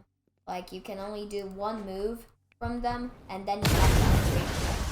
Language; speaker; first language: English; native; English